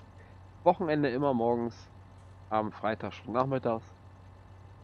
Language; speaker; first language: German; native; German